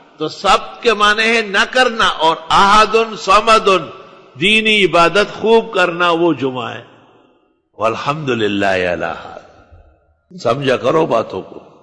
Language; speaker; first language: Urdu; non-native, local second language; Pashto